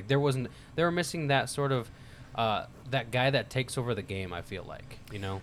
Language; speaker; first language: English; early bilingual, other home language; Spanish